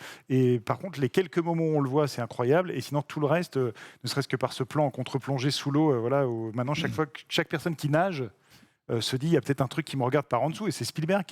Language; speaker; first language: French; native; French